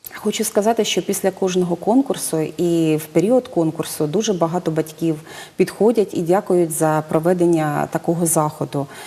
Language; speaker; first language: Ukrainian; native; Ukrainian